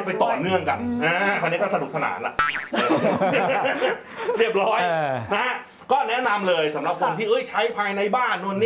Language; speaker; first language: Thai; native; Thai